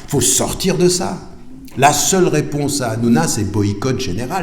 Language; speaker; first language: French; native; French